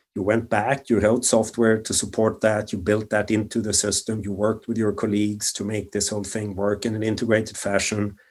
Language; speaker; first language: English; non-native, fluent; Swedish